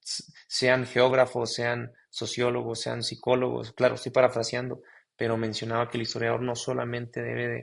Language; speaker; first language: Spanish; native; Spanish